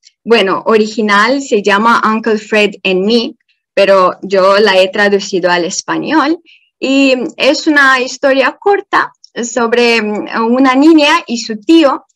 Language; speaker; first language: Spanish; non-native, fluent; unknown